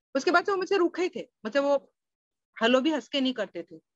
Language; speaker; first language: Hindi; native; Hindi